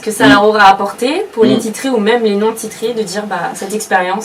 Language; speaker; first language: French; native; French